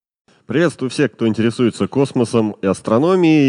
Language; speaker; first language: Russian; native; Russian